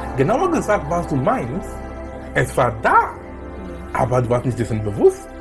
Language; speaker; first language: German; non-native, fluent; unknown